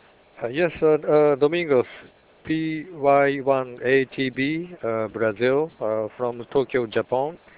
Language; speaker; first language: English; non-native, learner; Japanese